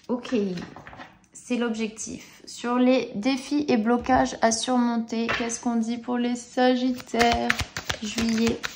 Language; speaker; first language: French; native; French